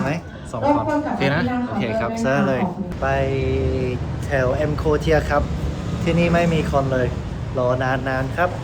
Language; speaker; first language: Thai; non-native, learner; English